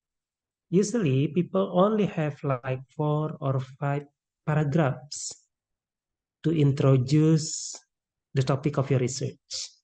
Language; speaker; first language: English; non-native, local second language; Indonesian